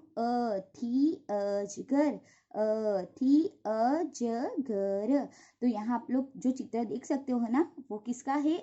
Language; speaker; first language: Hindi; non-native, local second language; Gujarati